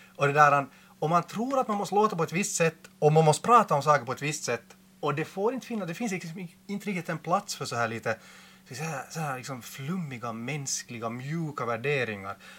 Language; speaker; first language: Swedish; native; Swedish